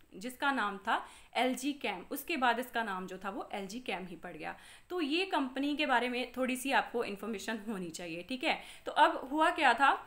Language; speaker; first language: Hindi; non-native, local second language; Punjabi